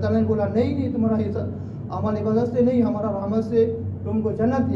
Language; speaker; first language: Hindi; non-native, fluent; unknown